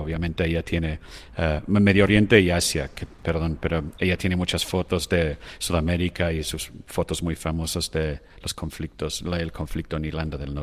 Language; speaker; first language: Spanish; non-native, fluent; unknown